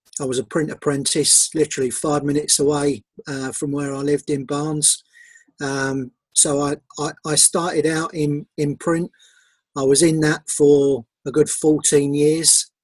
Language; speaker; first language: English; native; English